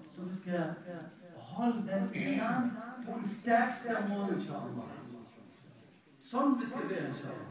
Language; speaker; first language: Danish; non-native, fluent; Arabic